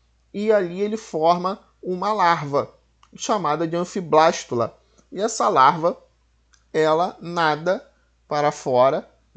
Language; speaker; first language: Portuguese; native; Portuguese